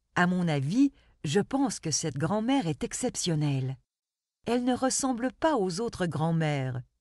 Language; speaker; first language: French; non-native, local second language; Arabic